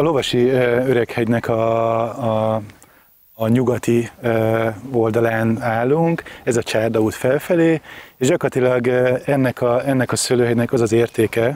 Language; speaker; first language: Hungarian; native; Hungarian